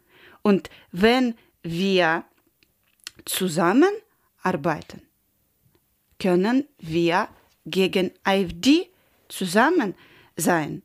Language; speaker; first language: German; non-native, learner; Ukrainian